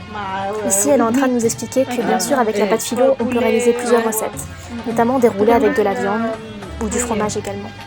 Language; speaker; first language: French; native; French